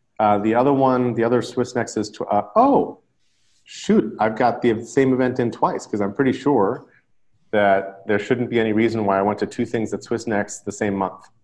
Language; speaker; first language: English; native; English